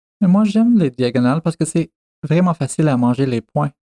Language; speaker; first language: French; non-native, fluent; English